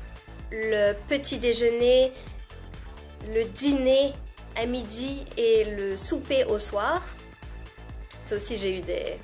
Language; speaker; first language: French; native; French